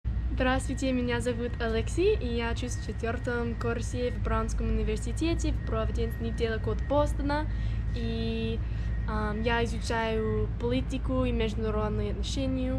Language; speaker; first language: Russian; non-native, learner; English